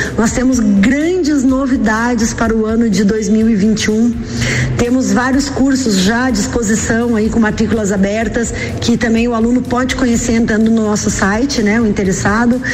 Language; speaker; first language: Portuguese; native; Portuguese